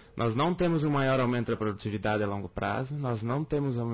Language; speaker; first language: Portuguese; native; Portuguese